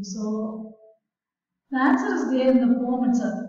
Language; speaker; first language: English; non-native, local second language; Tamil